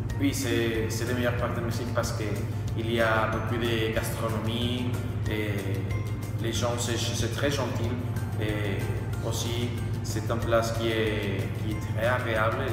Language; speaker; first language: French; non-native, learner; Spanish